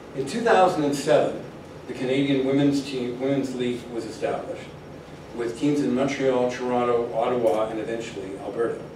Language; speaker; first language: English; native; English